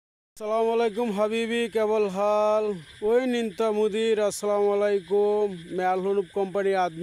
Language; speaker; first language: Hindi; non-native, learner; Bangla